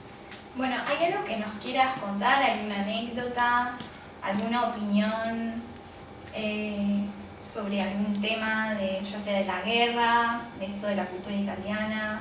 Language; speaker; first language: Spanish; native; Spanish